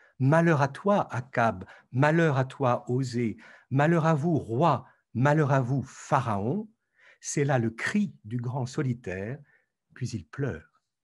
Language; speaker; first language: French; native; French